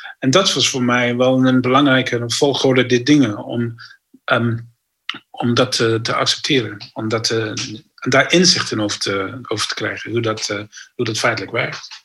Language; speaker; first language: Dutch; non-native, fluent; English